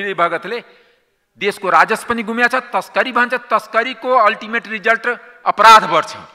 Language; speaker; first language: Nepali; non-native, local second language; Maithili